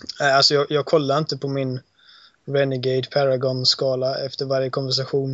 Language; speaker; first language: Swedish; native; Swedish